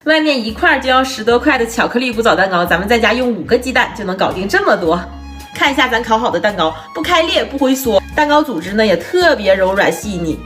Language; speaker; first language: Chinese; native; Chinese